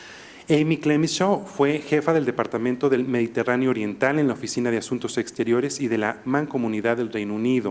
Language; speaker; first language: Spanish; native; Spanish